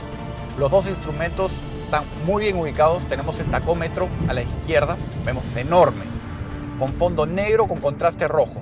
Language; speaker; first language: Spanish; native; Spanish